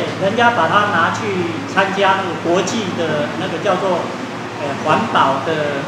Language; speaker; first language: Chinese; native; Chinese